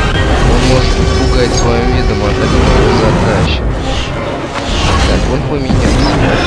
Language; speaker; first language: Russian; native; Russian